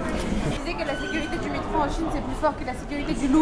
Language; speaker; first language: French; native; French